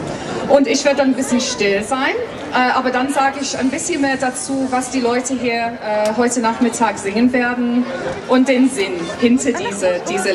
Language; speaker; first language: German; non-native, fluent; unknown